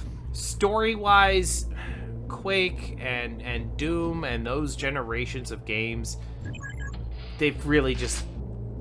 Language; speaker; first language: English; native; English